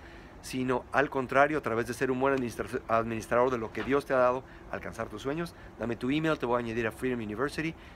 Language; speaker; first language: Spanish; native; Spanish